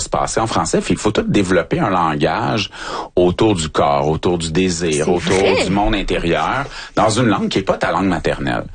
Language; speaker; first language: French; native; French